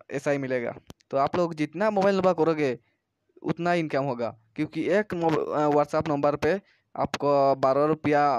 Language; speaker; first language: Hindi; non-native, local second language; Bangla